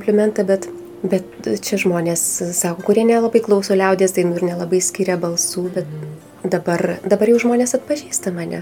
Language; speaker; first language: Lithuanian; native; Lithuanian